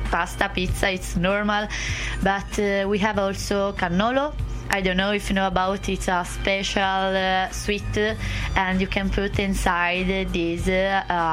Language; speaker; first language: English; non-native, learner; Italian